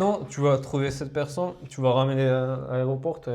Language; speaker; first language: French; non-native, fluent; Georgian